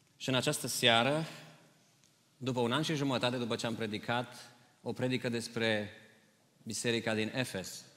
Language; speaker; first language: Romanian; early bilingual, heritage; Romanian